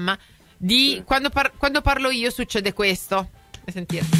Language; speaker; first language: Italian; native; Italian